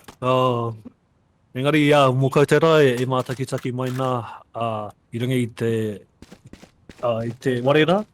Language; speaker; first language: Māori; non-native, local second language; English